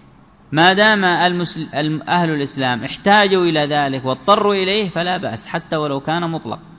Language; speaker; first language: Arabic; native; Arabic